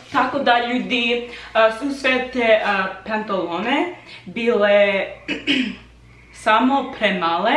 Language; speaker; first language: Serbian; non-native, learner; English